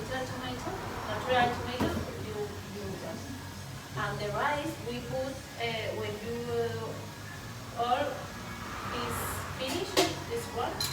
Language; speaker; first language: English; non-native, learner; Spanish